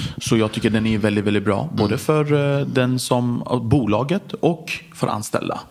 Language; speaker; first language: Swedish; early bilingual, other home language; Persian